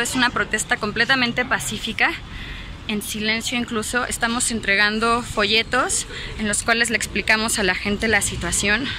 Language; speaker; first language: Spanish; native; Spanish